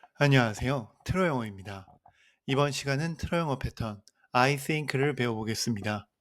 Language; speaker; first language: Korean; native; Korean